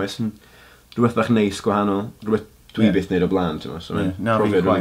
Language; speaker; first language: Welsh; native; Welsh